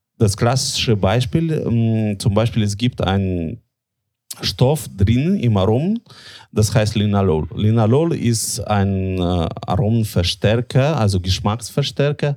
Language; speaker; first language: German; non-native, fluent; Russian